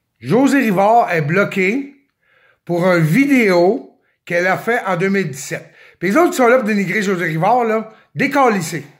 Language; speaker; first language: French; native; French